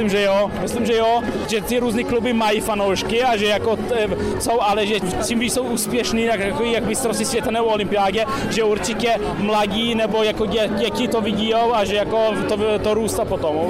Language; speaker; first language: Czech; early bilingual, heritage; Czech